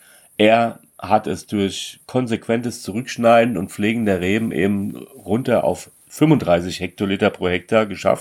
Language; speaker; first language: German; native; German